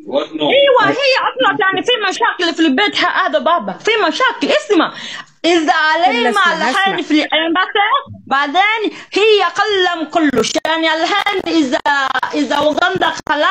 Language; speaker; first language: Arabic; non-native, learner; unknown